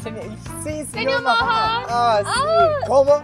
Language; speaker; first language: Spanish; non-native, learner; English